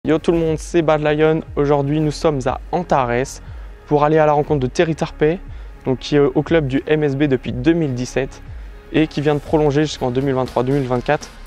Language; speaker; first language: French; native; French